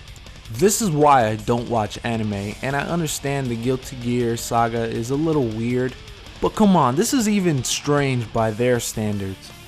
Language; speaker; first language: English; native; English